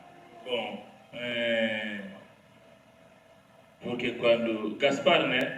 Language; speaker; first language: Portuguese; non-native, learner; Lingala